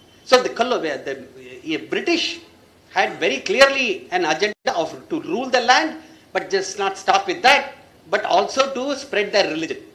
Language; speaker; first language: English; non-native, local second language; Tamil